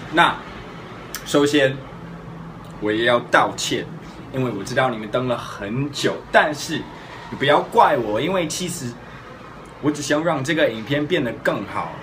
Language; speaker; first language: Chinese; early bilingual, heritage; Chinese